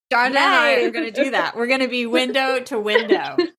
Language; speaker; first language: English; native; English